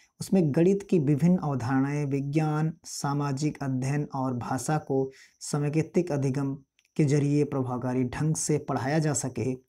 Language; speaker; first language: Hindi; native; Hindi